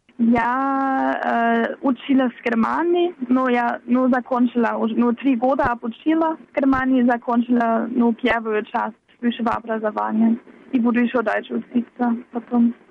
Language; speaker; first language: Russian; non-native, fluent; German